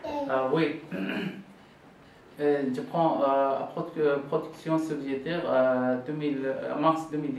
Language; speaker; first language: French; non-native, learner; Arabic